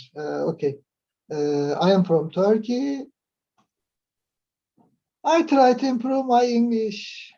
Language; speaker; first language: English; non-native, learner; Turkish